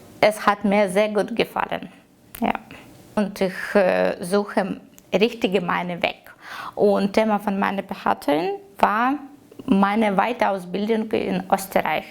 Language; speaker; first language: German; non-native, learner; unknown